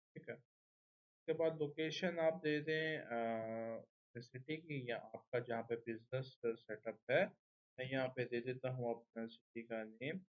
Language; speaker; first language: Urdu; non-native, local second language; Punjabi